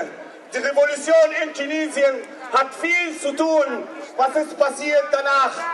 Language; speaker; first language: German; non-native, learner; Arabic